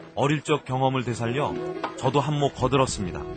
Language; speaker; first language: Korean; native; Korean